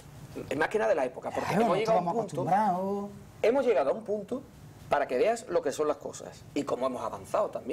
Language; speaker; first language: Spanish; native; Spanish